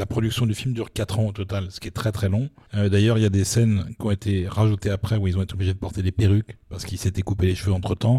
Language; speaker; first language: French; native; French